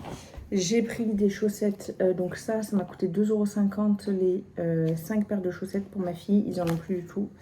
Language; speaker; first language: French; native; French